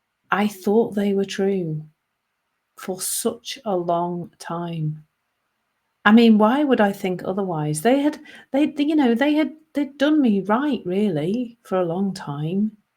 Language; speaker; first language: English; native; English